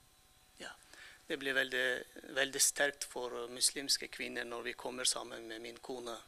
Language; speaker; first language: Norwegian; non-native, fluent; Turkmen